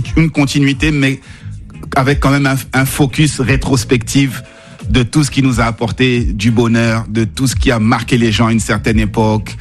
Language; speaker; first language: French; native; French